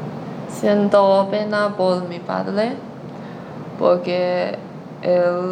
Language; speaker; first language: Spanish; non-native, learner; Chinese